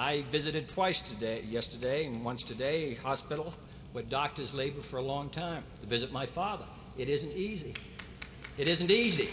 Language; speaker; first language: English; native; English